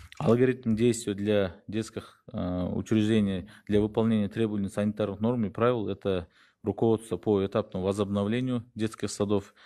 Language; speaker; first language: Russian; non-native, local second language; Kyrgyz